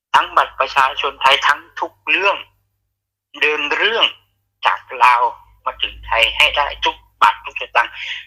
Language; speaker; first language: Thai; native; Thai